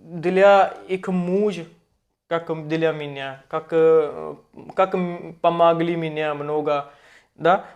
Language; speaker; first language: Russian; non-native, learner; Hindi